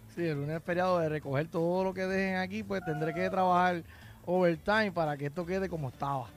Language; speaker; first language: Spanish; native; Spanish